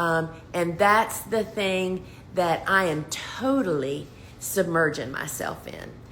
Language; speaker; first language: English; native; English